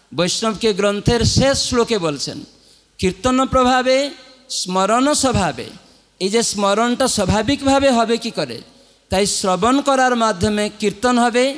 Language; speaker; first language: Bangla; non-native, fluent; Odia